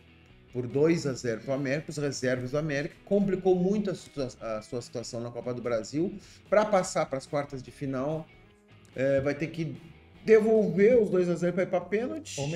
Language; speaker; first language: Portuguese; native; Portuguese